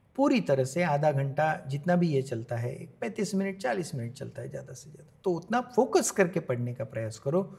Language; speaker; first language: Hindi; non-native, local second language; Marathi